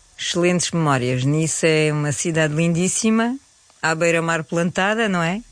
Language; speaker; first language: Portuguese; early bilingual, heritage; Portuguese